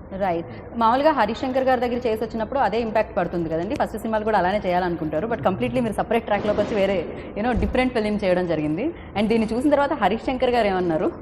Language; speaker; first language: Telugu; native; Telugu